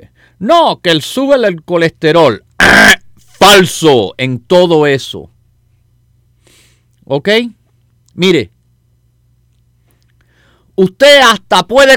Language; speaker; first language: Spanish; native; Spanish